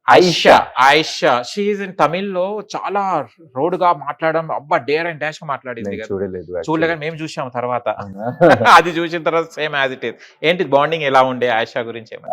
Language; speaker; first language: Telugu; native; Telugu